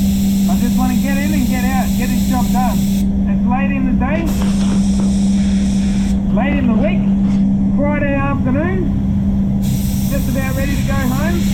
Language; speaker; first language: English; native; English